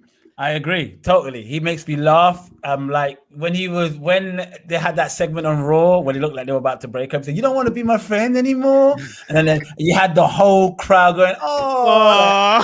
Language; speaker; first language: English; native; English